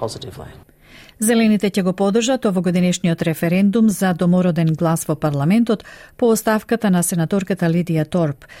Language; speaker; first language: Macedonian; native; Macedonian